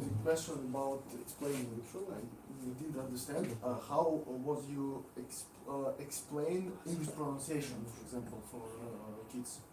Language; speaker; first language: English; non-native, learner; Russian